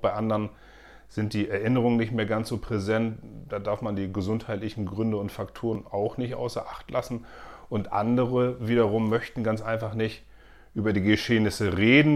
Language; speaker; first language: German; native; German